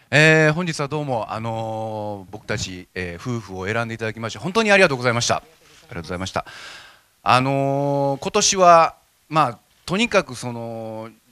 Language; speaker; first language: Japanese; native; Japanese